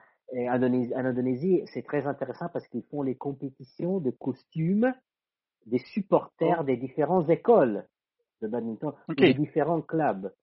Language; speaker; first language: French; non-native, fluent; Italian